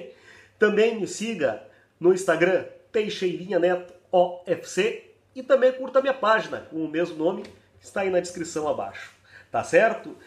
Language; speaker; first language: Portuguese; native; Portuguese